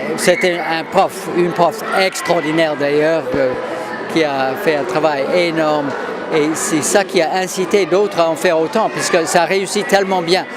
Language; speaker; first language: French; non-native, fluent; English